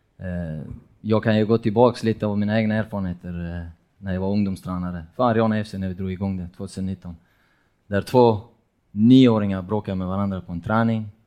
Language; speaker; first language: Swedish; non-native, fluent; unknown